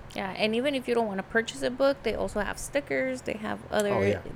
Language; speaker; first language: English; early bilingual, other home language; Spanish